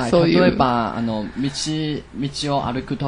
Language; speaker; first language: Japanese; non-native, learner; Chinese